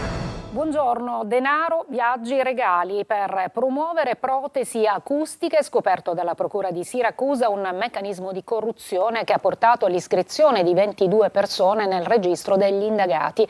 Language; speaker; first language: Italian; native; Italian